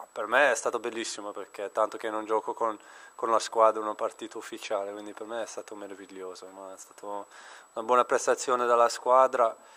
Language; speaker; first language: Italian; early bilingual, heritage; Italian